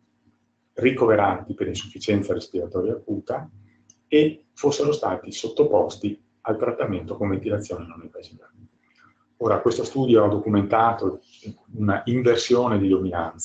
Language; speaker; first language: Italian; native; Italian